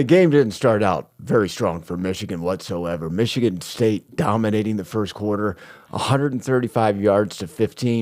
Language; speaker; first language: English; native; English